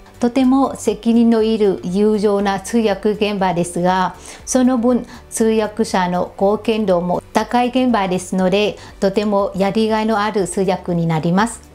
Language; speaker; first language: Japanese; non-native, fluent; Vietnamese